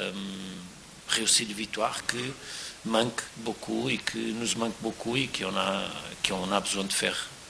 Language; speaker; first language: French; non-native, fluent; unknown